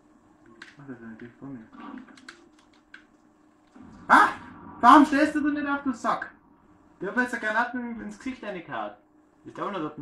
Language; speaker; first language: German; native; German